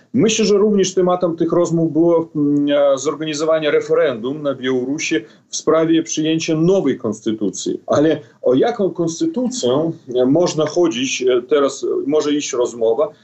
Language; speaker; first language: Polish; non-native, fluent; Belarusian